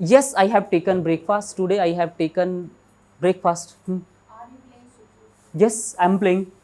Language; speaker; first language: English; non-native, local second language; Hindi